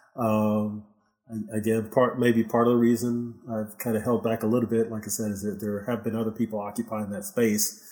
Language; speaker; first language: English; native; English